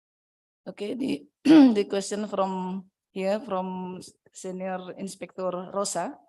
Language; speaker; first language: English; non-native, fluent; Indonesian